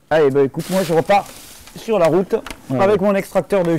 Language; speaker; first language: French; native; French